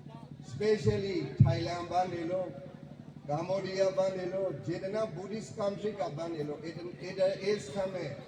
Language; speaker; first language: Hindi; non-native, fluent; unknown